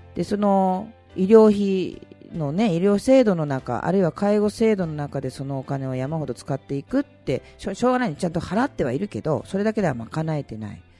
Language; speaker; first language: Japanese; native; Japanese